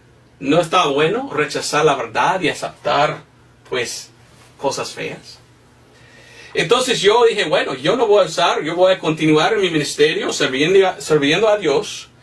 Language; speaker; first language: Spanish; non-native, fluent; English